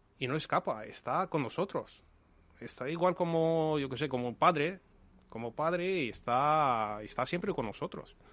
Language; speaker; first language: Spanish; non-native, learner; Ukrainian